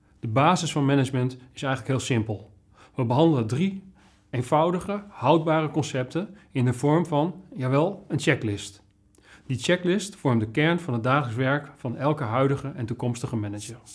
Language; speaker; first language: Dutch; native; Dutch